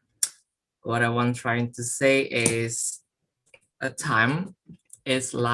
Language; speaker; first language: English; non-native, learner; Indonesian